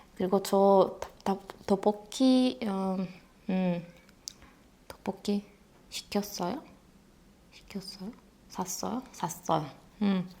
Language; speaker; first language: Korean; non-native, learner; Russian